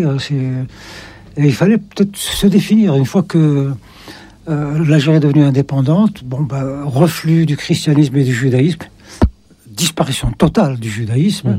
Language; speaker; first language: French; non-native, local second language; Arabic